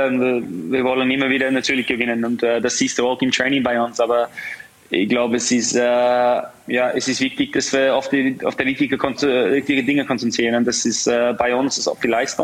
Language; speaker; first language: German; non-native, fluent; English